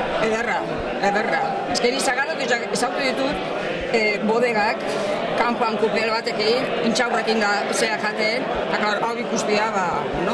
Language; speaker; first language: Basque; native; Basque